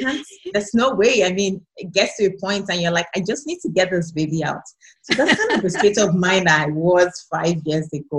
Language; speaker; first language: English; non-native, local second language; Yoruba